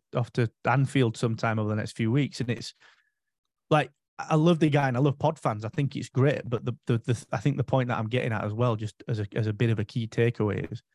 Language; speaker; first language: English; native; English